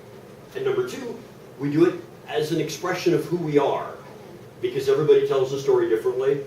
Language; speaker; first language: English; native; English